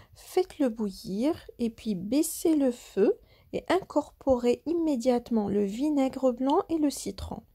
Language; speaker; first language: French; non-native, local second language; Arabic